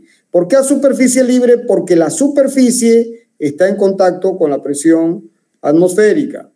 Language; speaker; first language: Spanish; native; Spanish